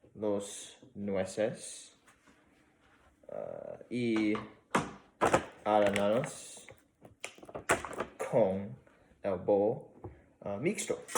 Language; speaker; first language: Spanish; non-native, learner; English